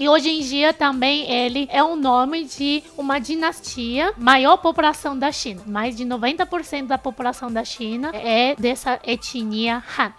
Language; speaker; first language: Portuguese; non-native, fluent; Chinese